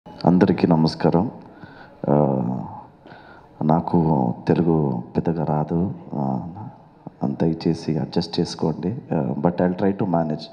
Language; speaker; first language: Telugu; non-native, learner; Kannada